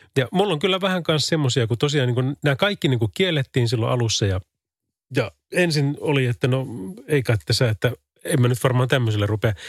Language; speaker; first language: Finnish; native; Finnish